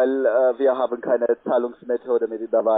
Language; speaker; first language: German; non-native, learner; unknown